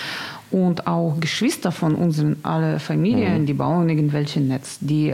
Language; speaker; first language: German; non-native, learner; Russian